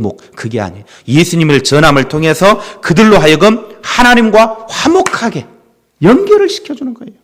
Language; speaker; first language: Korean; native; Korean